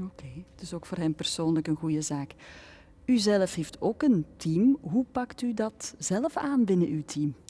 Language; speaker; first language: Dutch; native; Dutch